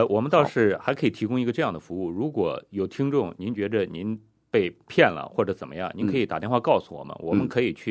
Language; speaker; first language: Chinese; native; Chinese